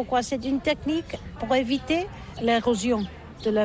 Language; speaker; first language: French; non-native, learner; Catalan